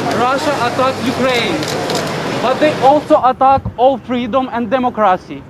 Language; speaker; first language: English; non-native, fluent; Ukrainian